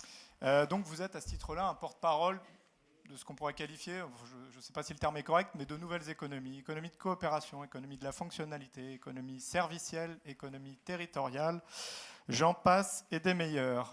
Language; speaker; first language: French; native; French